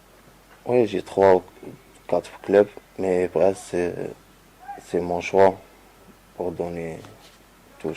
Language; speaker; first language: French; non-native, learner; Arabic